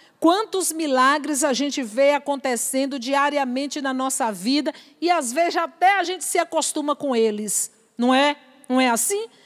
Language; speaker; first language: Portuguese; native; Portuguese